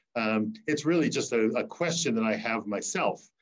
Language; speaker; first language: English; native; English